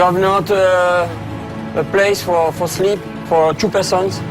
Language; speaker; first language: English; non-native, learner; French